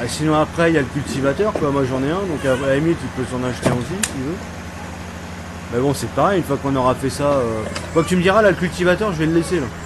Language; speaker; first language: French; native; French